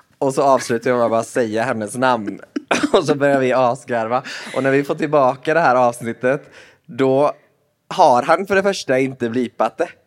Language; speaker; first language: Swedish; native; Swedish